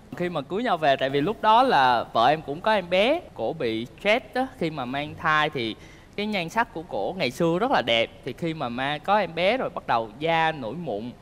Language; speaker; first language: Vietnamese; native; Vietnamese